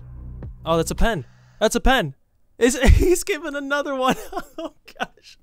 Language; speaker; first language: English; native; English